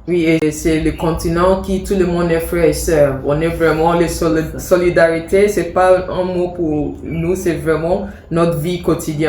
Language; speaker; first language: French; non-native, fluent; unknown